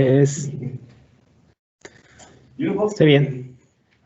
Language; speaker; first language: Spanish; non-native, learner; English